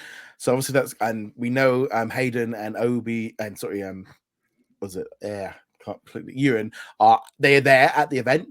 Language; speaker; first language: English; native; English